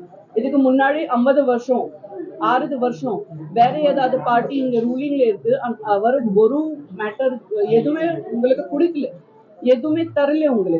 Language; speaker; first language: Tamil; non-native, learner; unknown